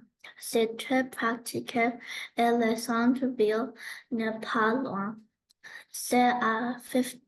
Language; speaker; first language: French; non-native, learner; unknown